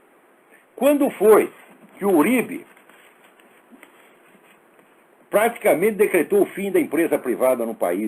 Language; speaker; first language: Portuguese; native; Portuguese